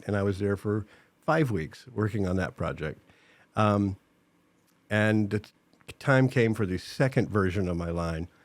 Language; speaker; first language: English; native; English